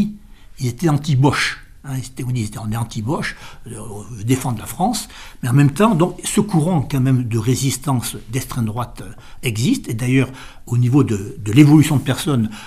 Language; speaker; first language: French; native; French